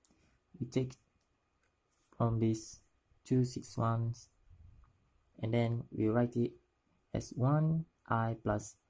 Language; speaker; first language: English; non-native, local second language; Malay